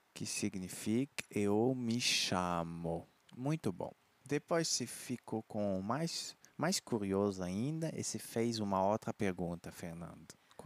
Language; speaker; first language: Portuguese; non-native, fluent; French